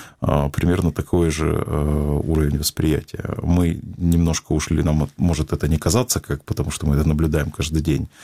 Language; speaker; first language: Russian; native; Russian